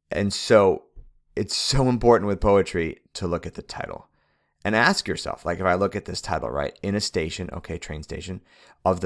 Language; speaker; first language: English; native; English